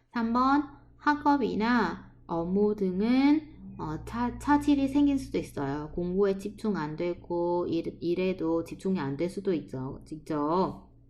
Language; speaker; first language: Korean; non-native, fluent; Vietnamese